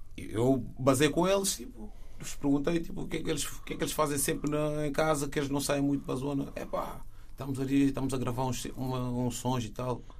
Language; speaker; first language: Portuguese; non-native, fluent; Wolof